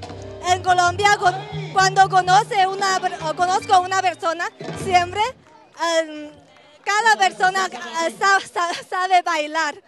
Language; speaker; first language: Spanish; non-native, learner; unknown